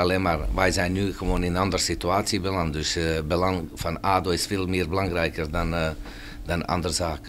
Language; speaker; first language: Dutch; non-native, fluent; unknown